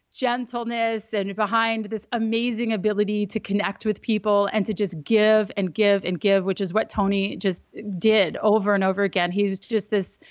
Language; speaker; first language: English; native; English